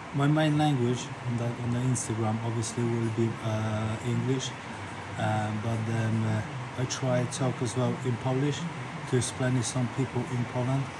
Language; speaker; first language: English; non-native, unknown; Polish